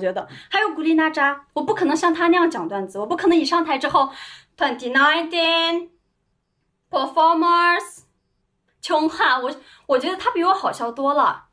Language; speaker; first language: Chinese; non-native, local second language; Uyghur